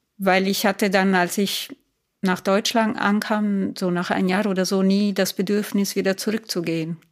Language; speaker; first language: German; non-native, fluent; Spanish